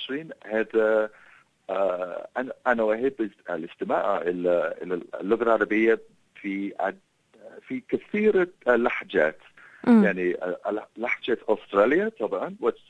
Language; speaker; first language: Arabic; non-native, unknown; English